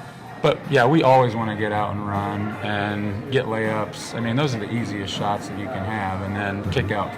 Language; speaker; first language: English; native; English